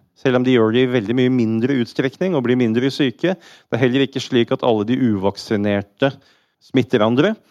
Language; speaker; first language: Norwegian; native; Norwegian